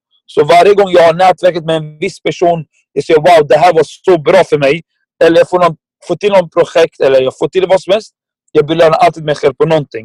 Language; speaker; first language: Swedish; non-native, fluent; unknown